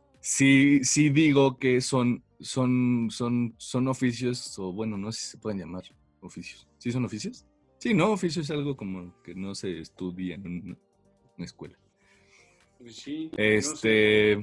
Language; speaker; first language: Spanish; native; Spanish